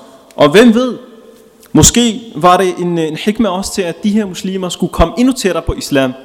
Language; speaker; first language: Danish; early bilingual, other home language; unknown